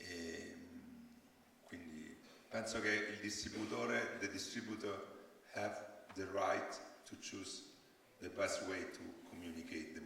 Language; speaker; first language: English; non-native, learner; Italian